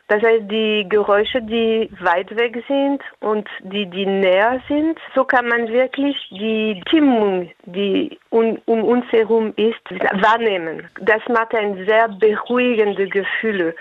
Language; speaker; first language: German; non-native, fluent; French